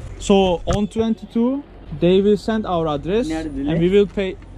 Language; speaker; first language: English; non-native, learner; Turkish